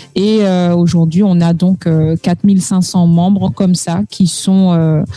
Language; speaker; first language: French; native; French